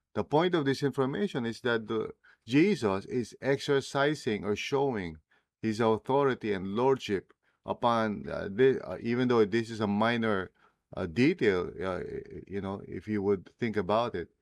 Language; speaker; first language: English; non-native, local second language; Filipino